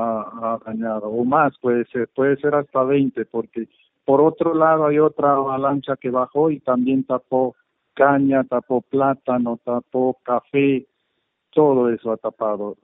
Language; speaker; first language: Spanish; native; Spanish